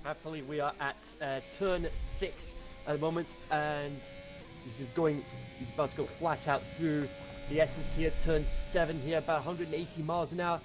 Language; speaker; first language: English; native; English